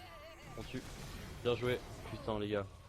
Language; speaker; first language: French; native; French